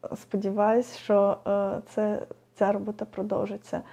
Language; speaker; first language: Ukrainian; non-native, local second language; Russian